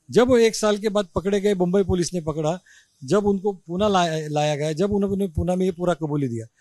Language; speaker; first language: Hindi; non-native, local second language; Marathi